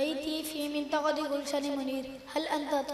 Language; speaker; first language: Arabic; non-native, learner; Urdu